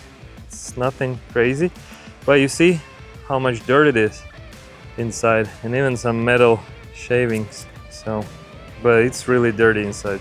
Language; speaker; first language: English; non-native, fluent; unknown